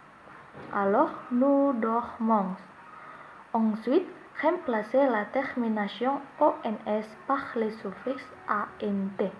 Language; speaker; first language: French; non-native, learner; Indonesian